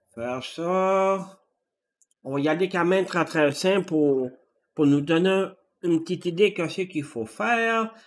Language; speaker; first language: French; native; French